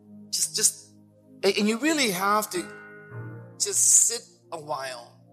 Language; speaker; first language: English; early bilingual, other home language; Spanish